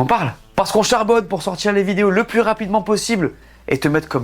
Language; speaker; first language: French; native; French